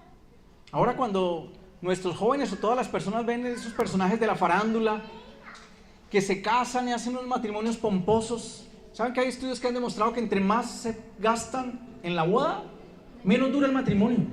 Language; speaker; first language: Spanish; native; Spanish